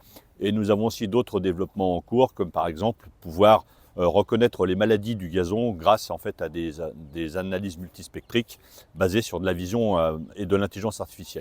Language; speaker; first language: French; native; French